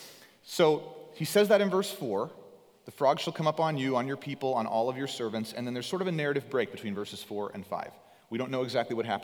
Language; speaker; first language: English; native; English